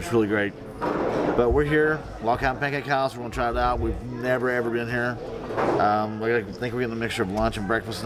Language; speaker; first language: English; native; English